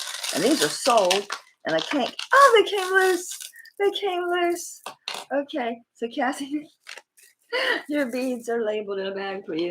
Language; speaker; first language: English; native; English